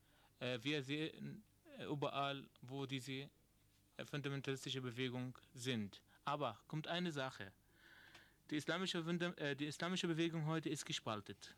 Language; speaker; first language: German; non-native, learner; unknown